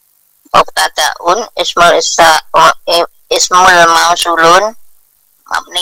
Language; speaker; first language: Arabic; non-native, learner; Indonesian